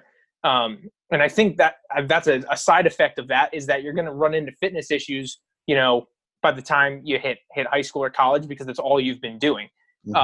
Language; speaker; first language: English; native; English